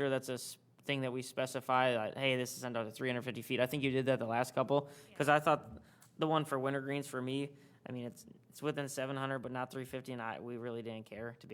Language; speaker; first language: English; native; English